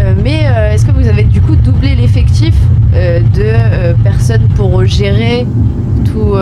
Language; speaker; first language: French; native; French